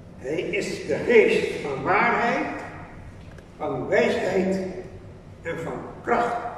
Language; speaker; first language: Dutch; non-native, fluent; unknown